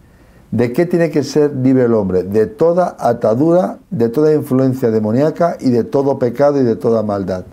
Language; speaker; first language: Spanish; native; Spanish